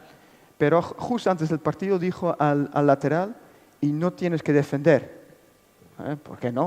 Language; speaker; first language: Spanish; non-native, fluent; Dutch